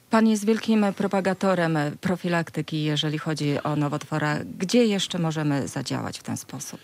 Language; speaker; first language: Polish; native; Polish